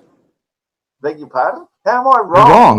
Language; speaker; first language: English; native; English